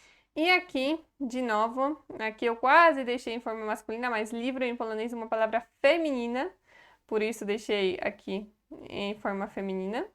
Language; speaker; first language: Portuguese; non-native, fluent; Polish